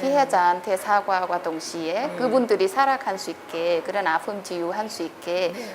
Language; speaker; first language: Korean; non-native, fluent; Vietnamese